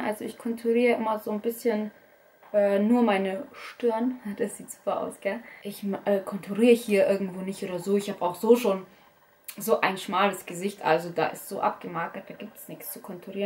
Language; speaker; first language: German; early bilingual, other home language; Russian